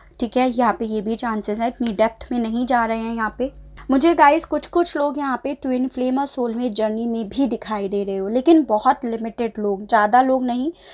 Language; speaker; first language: Hindi; native; Hindi